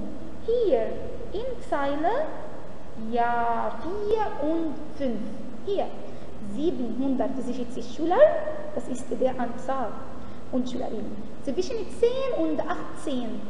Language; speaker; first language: German; non-native, fluent; Arabic